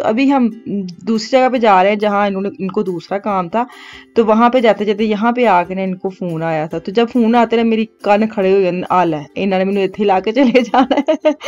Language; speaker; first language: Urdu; non-native, local second language; Punjabi